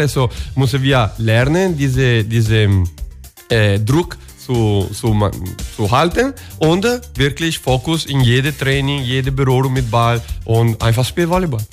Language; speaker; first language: German; non-native, learner; Italian